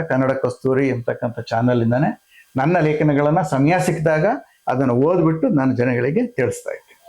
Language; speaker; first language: Kannada; non-native, local second language; Konkani